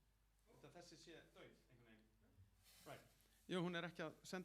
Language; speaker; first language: Icelandic; native; Icelandic